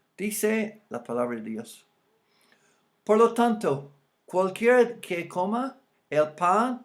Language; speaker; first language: Spanish; non-native, fluent; English